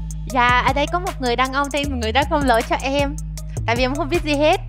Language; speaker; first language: Vietnamese; non-native, fluent; Russian